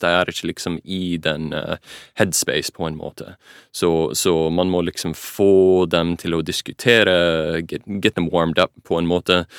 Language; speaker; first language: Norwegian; non-native, fluent; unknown